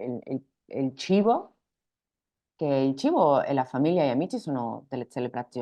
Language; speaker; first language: Italian; non-native, learner; Spanish